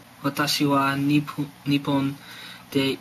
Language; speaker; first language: Japanese; non-native, learner; English